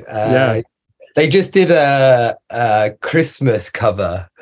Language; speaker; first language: English; native; English